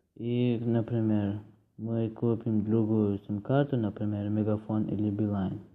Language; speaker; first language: Russian; early bilingual, heritage; Russian